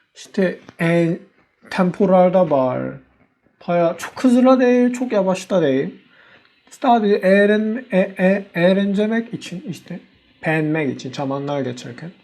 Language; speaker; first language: Turkish; non-native, learner; Korean